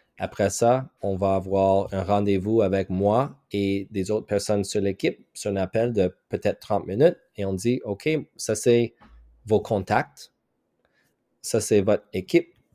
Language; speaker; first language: French; non-native, local second language; English